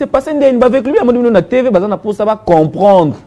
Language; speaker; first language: French; non-native, local second language; Lingala